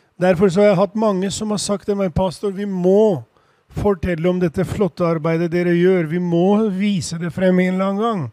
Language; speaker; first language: Swedish; non-native, fluent; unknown